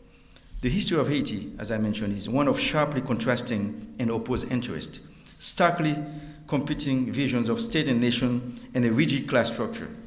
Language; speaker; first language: English; non-native, fluent; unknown